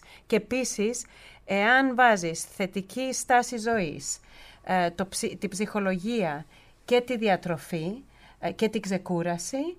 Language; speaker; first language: Greek; early bilingual, heritage; Greek